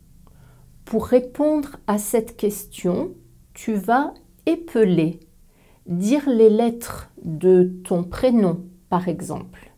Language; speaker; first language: French; native; French